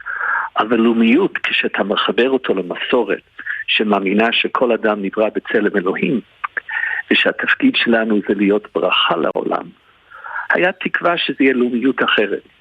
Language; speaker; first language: Hebrew; non-native, fluent; English